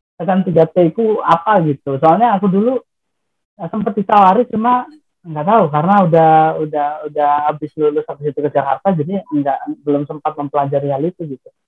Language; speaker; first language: Indonesian; non-native, local second language; Javanese